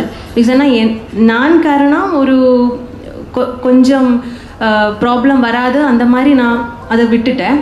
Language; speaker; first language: Tamil; non-native, learner; Malayalam